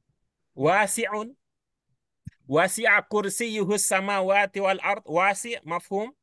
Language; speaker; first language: Arabic; non-native, learner; Indonesian